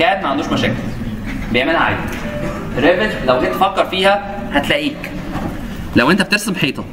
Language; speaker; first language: Arabic; native; Arabic